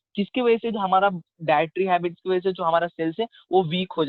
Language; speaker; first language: Hindi; native; Hindi